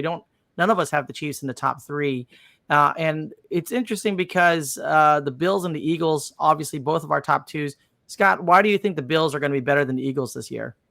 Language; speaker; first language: English; native; English